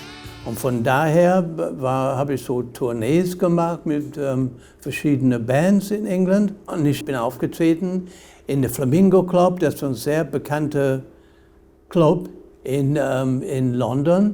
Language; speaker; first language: German; non-native, fluent; English